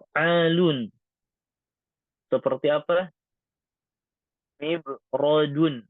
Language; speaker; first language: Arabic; non-native, fluent; Indonesian